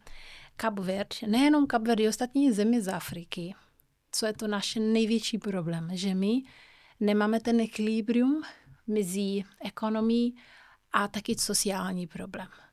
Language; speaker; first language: Czech; non-native, fluent; Kabuverdianu